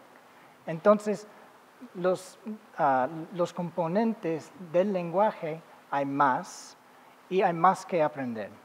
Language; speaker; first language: Spanish; non-native, fluent; English